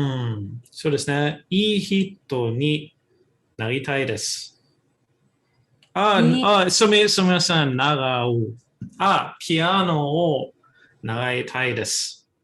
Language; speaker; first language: Japanese; non-native, fluent; English